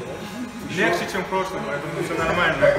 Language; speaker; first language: Russian; native; Russian